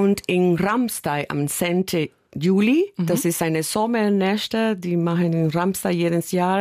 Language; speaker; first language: German; non-native, fluent; Spanish